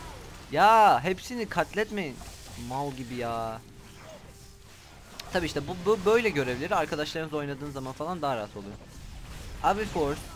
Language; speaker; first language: Turkish; native; Turkish